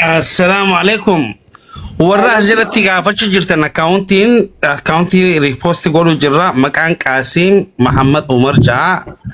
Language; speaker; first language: Oromo; native; Oromo